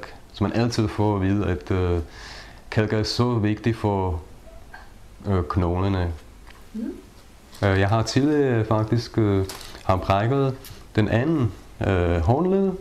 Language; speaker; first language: Danish; non-native, fluent; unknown